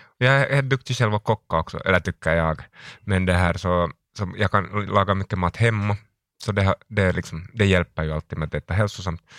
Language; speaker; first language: Swedish; non-native, local second language; Finnish